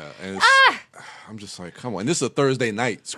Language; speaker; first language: English; native; English